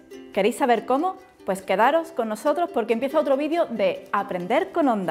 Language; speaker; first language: Spanish; native; Spanish